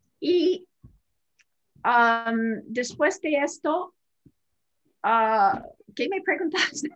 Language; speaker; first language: Spanish; non-native, fluent; English